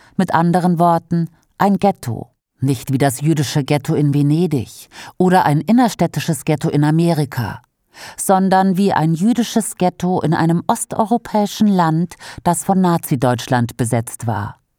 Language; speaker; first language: German; native; German